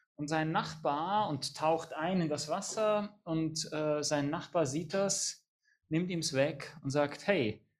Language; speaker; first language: German; native; German